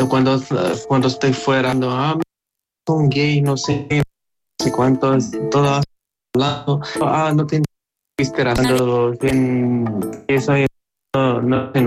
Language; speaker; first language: Spanish; non-native, learner; Arabic